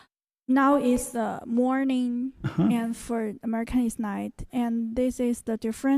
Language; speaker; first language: English; non-native, learner; Chinese